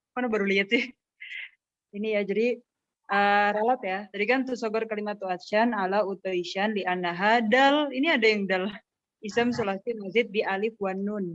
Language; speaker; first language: Indonesian; native; Indonesian